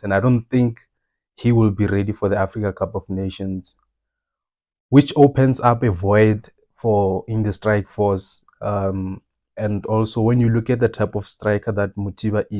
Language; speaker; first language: English; non-native, local second language; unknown